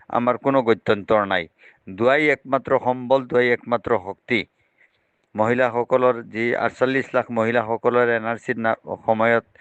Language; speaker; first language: Assamese; non-native, local second language; Bangla